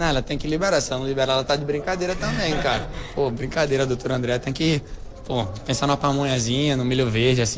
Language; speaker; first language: Portuguese; native; Portuguese